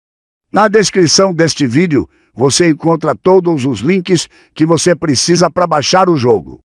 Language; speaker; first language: Portuguese; native; Portuguese